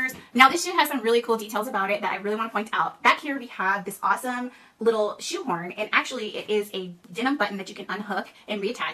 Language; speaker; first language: English; native; English